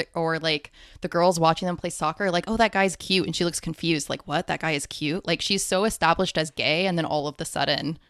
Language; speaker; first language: English; early bilingual, other home language; Hindi